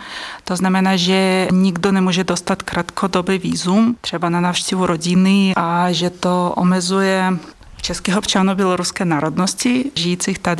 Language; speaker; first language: Czech; non-native, fluent; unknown